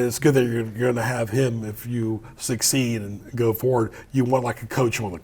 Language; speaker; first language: English; native; English